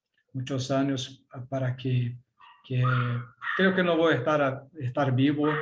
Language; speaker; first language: Spanish; non-native, learner; Portuguese